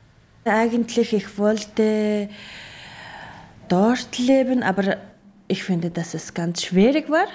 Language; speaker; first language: German; non-native, learner; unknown